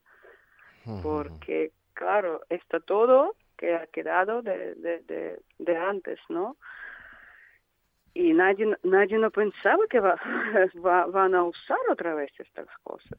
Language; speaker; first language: Spanish; non-native, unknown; Russian